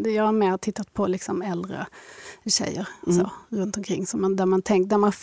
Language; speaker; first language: Swedish; native; Swedish